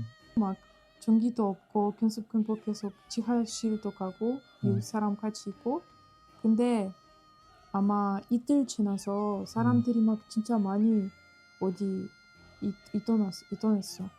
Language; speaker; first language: Korean; non-native, fluent; Ukrainian